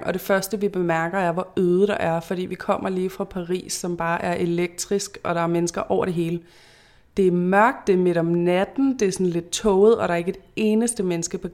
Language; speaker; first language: Danish; native; Danish